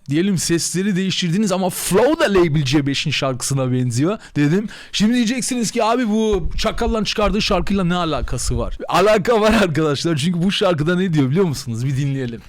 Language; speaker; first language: Turkish; native; Turkish